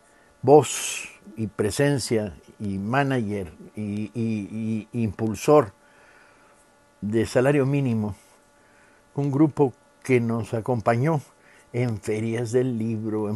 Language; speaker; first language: Spanish; native; Spanish